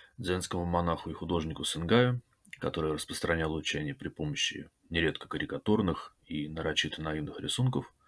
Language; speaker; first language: Russian; native; Russian